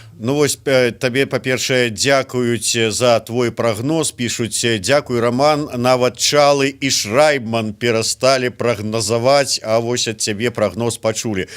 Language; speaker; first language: Belarusian; native; Belarusian